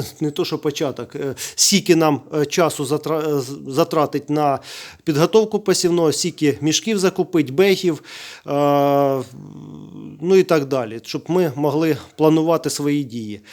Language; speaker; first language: Ukrainian; native; Ukrainian